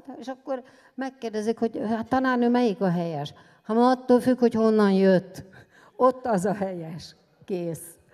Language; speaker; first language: Hungarian; native; Hungarian